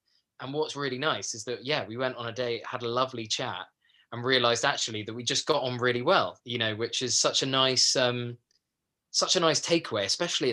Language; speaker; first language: English; native; English